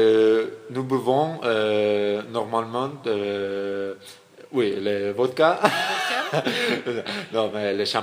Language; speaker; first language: French; non-native, learner; Russian